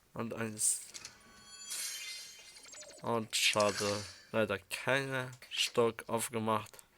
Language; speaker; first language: German; early bilingual, other home language; Arabic